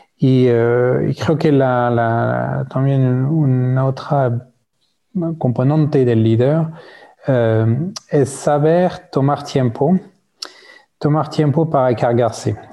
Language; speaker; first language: Spanish; non-native, fluent; French